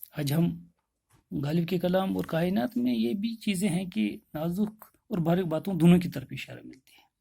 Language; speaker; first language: Urdu; non-native, local second language; Kashmiri